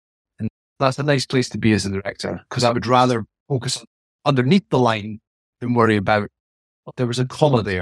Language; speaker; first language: English; native; English